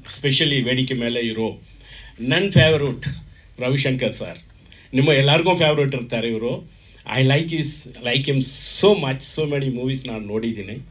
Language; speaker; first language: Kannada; non-native, learner; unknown